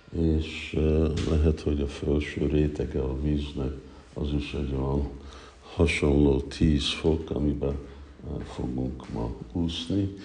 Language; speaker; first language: Hungarian; early bilingual, heritage; Hungarian